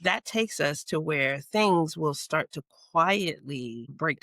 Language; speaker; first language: English; native; English